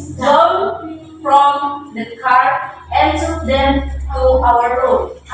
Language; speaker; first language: English; non-native, learner; Indonesian